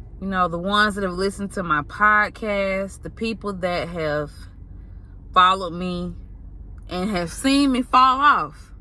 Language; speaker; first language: English; native; English